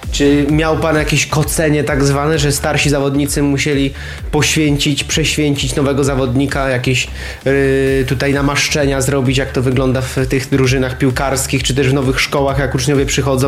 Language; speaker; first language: Polish; native; Polish